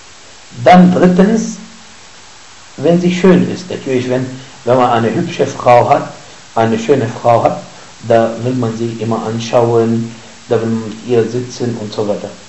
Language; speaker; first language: German; non-native, fluent; Arabic